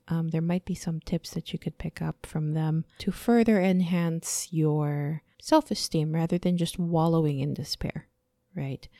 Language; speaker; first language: English; native; English